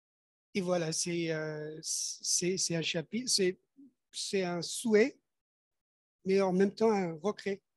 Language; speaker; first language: French; non-native, fluent; Persian